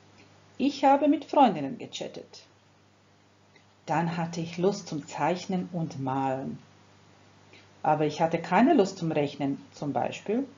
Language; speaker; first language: German; non-native, fluent; Croatian